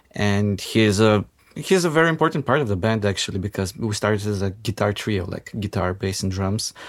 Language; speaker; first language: English; non-native, fluent; Macedonian